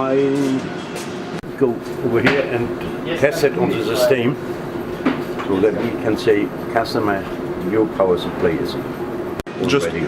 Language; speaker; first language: English; non-native, learner; German